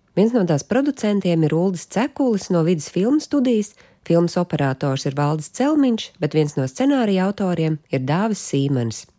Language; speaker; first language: Latvian; native; Latvian